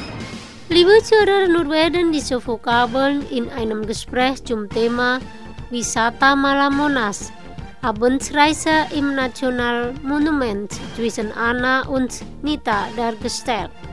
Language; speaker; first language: German; non-native, fluent; Indonesian